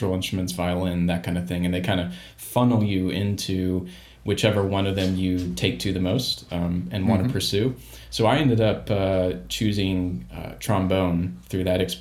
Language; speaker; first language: English; native; English